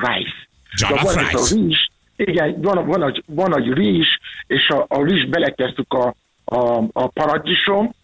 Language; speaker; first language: Hungarian; non-native, learner; Yoruba